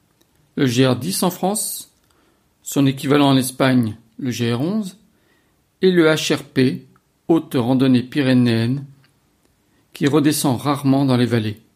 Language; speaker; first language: French; native; French